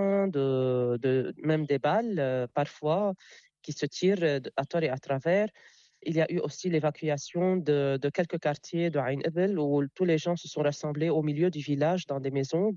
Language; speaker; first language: French; non-native, local second language; Arabic